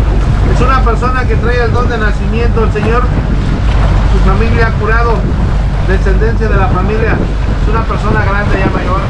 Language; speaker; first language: Spanish; native; Spanish